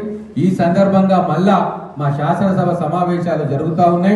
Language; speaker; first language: Telugu; native; Telugu